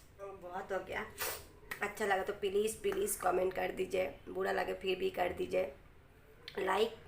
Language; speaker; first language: Hindi; non-native, local second language; Bangla